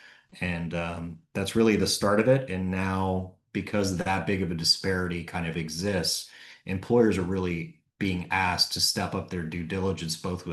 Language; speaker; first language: English; native; English